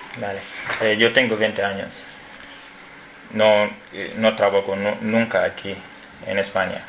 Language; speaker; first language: Spanish; non-native, learner; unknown